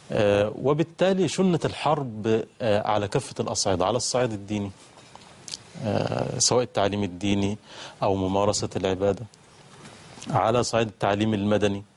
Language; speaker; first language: Arabic; native; Arabic